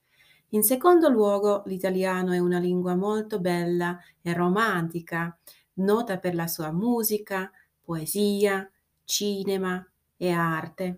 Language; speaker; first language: Italian; non-native, fluent; Slovak